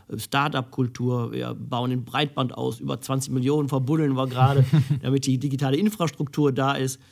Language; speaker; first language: German; native; German